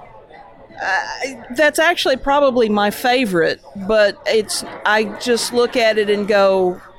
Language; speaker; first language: English; native; English